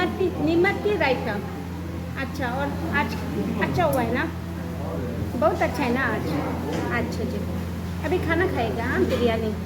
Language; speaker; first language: Hindi; non-native, local second language; Tibetan